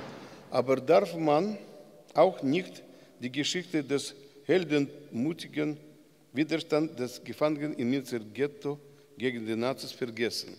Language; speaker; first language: German; non-native, learner; Russian